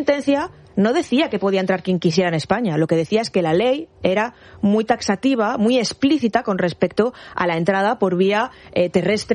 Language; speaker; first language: Spanish; native; Spanish